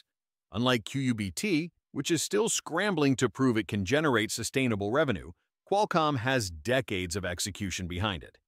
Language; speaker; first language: English; native; English